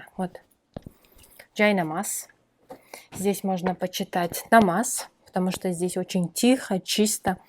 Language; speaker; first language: Russian; non-native, local second language; Kyrgyz